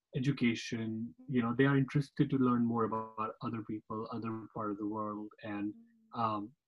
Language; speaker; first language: English; non-native, local second language; Kashmiri